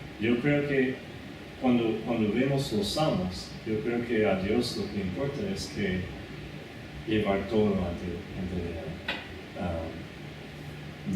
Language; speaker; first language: Spanish; non-native, fluent; English